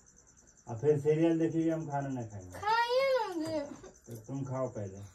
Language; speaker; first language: Hindi; native; Hindi